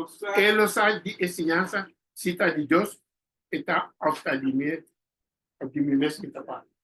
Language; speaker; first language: Portuguese; non-native, learner; Papiamento